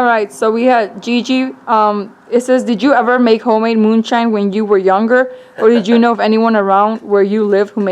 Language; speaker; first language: English; early bilingual, other home language; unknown